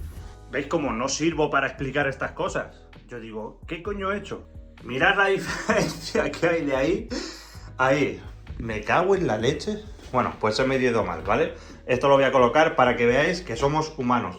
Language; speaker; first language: Spanish; native; Spanish